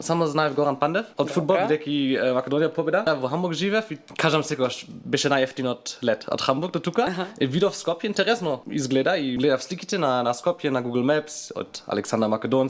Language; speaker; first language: Macedonian; non-native, learner; German